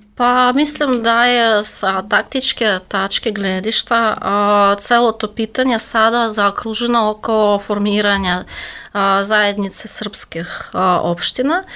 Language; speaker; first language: Serbian; non-native, fluent; Russian